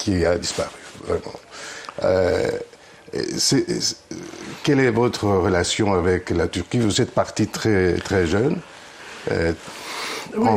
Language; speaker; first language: French; non-native, fluent; Greek